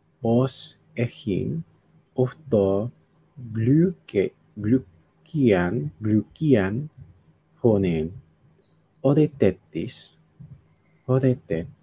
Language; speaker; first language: Greek; non-native, learner; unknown